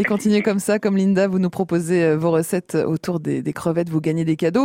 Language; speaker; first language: French; native; French